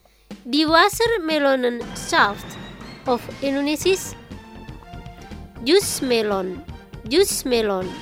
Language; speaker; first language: German; non-native, fluent; Indonesian